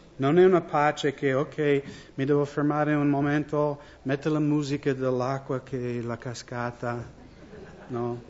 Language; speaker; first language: Italian; non-native, fluent; English